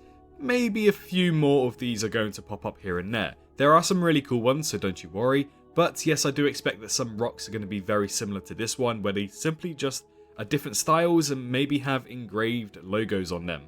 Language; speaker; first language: English; native; English